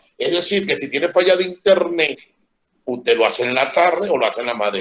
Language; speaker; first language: Spanish; native; Spanish